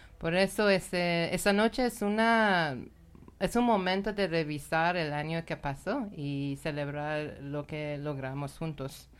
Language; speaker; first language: Spanish; non-native, learner; Persian